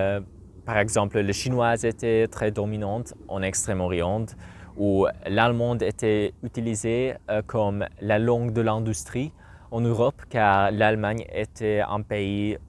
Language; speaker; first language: French; non-native, learner; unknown